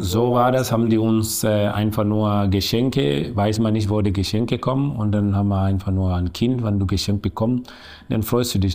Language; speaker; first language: German; non-native, learner; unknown